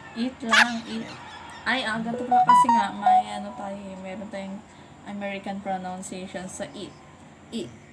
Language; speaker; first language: Filipino; non-native, local second language; Hiligaynon